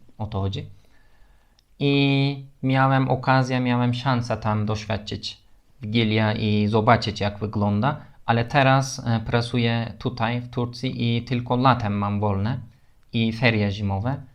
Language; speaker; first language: Polish; non-native, learner; Turkish